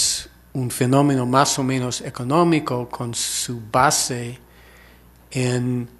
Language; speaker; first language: Spanish; non-native, fluent; English